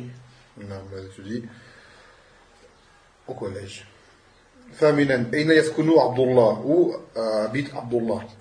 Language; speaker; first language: Arabic; non-native, fluent; French